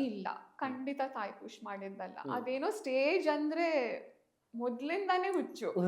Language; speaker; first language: Kannada; native; Kannada